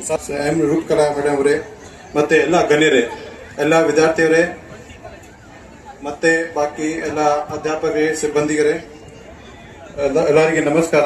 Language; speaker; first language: Kannada; non-native, fluent; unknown